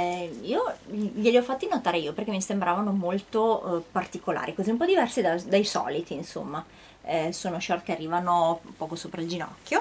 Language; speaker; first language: Italian; native; Italian